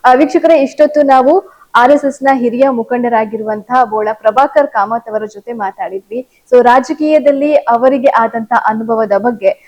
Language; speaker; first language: Kannada; native; Kannada